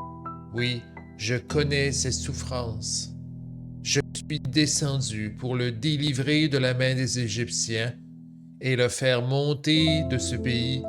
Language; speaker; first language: French; native; French